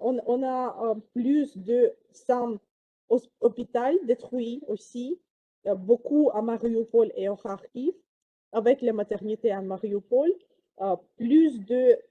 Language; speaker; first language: French; non-native, fluent; Ukrainian